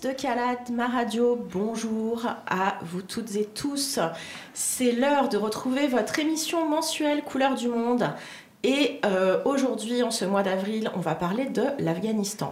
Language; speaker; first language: French; native; French